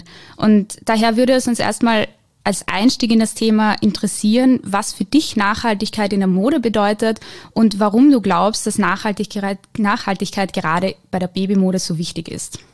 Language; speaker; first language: German; native; German